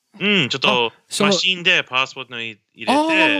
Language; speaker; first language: Japanese; non-native, learner; English